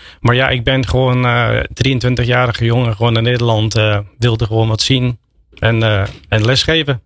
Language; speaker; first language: Dutch; non-native, fluent; English